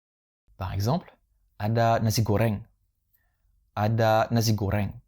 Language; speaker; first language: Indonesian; non-native, fluent; French